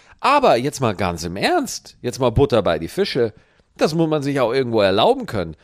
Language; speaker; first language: German; native; German